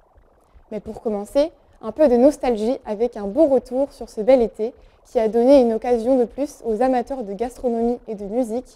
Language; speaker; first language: French; native; French